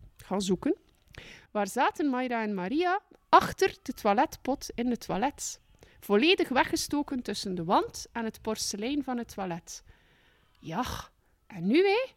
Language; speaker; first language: Dutch; native; Dutch